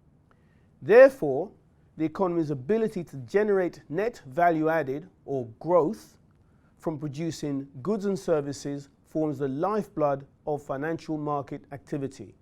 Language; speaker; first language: English; native; English